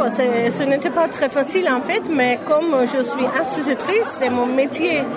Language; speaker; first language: French; non-native, fluent; Turkish